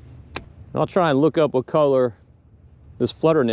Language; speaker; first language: English; native; English